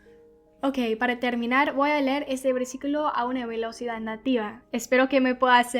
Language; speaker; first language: Spanish; non-native, fluent; English